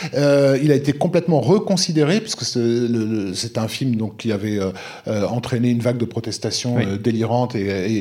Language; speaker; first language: French; native; French